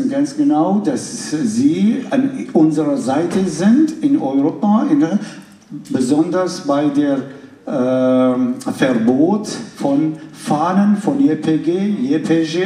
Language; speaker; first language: German; non-native, fluent; Arabic